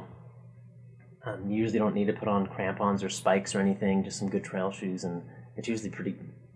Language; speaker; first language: English; native; English